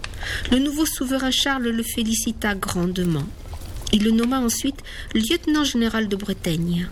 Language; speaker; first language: French; native; French